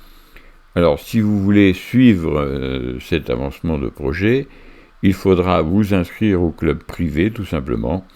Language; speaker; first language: French; native; French